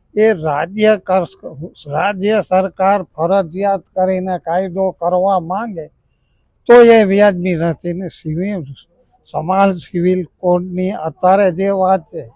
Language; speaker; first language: Gujarati; native; Gujarati